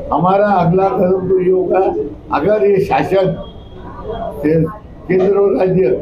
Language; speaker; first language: Hindi; non-native, local second language; Marathi